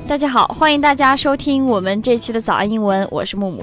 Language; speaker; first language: Chinese; native; Chinese